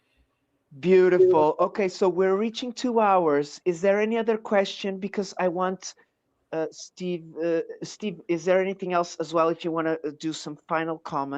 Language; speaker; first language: English; non-native, fluent; Portuguese